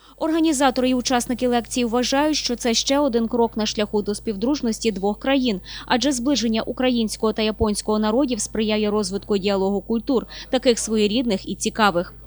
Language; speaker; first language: Ukrainian; native; Ukrainian